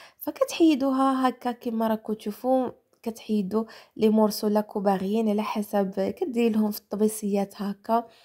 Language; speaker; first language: Arabic; native; Arabic